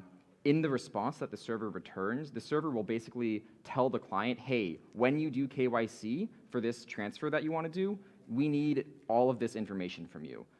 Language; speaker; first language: English; native; English